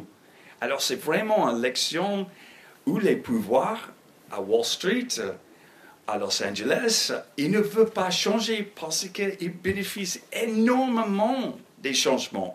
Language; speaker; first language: French; non-native, fluent; English